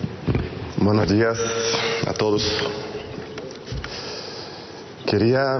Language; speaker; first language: Spanish; non-native, fluent; Portuguese